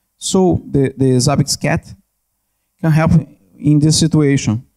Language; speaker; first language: English; non-native, learner; Portuguese